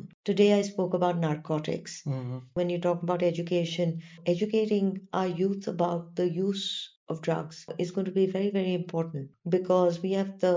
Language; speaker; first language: English; non-native, local second language; Gujarati